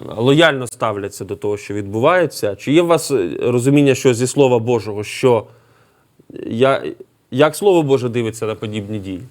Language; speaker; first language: Ukrainian; native; Ukrainian